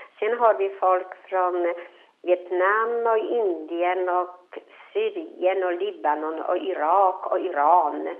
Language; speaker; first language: Swedish; non-native, fluent; Polish